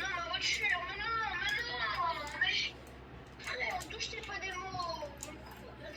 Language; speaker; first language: French; native; French